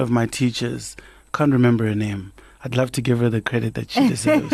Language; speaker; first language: English; non-native, local second language; Tswana